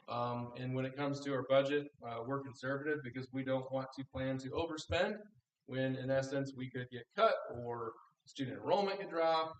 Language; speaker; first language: English; native; English